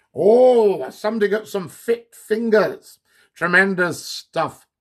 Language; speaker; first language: English; native; English